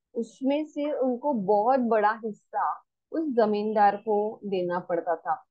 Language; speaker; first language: Hindi; non-native, local second language; Marathi